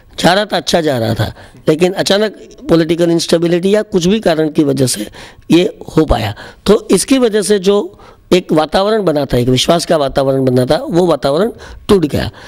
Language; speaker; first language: Hindi; non-native, local second language; Gujarati